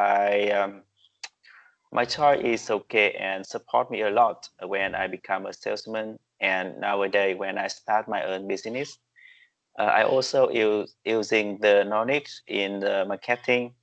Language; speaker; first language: English; non-native, learner; Vietnamese